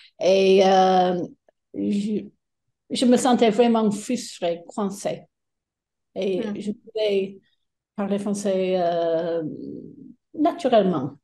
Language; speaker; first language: French; non-native, fluent; English